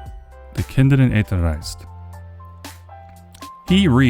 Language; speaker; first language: Dutch; non-native, learner; English